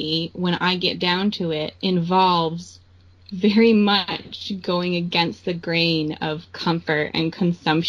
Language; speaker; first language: English; native; English